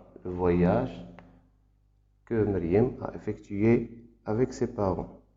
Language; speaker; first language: French; non-native, local second language; Arabic